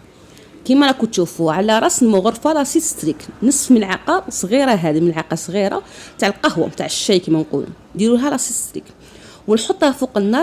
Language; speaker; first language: Arabic; native; Arabic